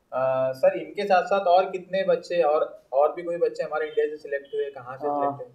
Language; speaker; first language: Hindi; non-native, local second language; Urdu